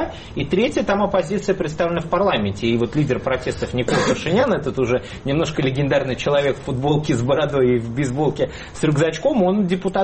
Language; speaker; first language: Russian; native; Russian